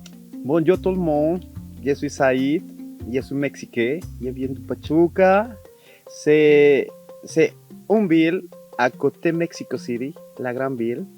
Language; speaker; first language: French; non-native, learner; Spanish